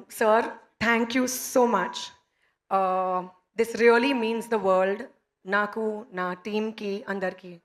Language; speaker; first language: Telugu; non-native, learner; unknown